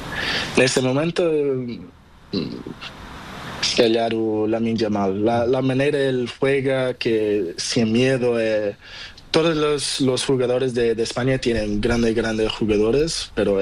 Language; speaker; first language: Spanish; non-native, learner; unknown